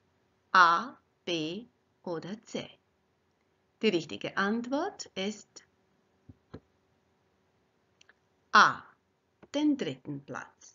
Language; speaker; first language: German; non-native, fluent; Croatian